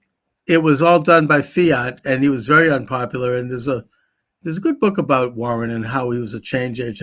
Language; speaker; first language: English; native; English